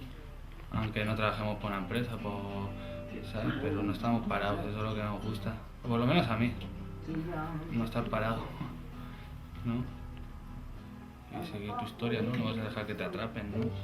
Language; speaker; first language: Spanish; native; Spanish